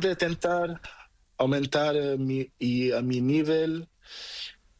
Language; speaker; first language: Spanish; non-native, learner; Portuguese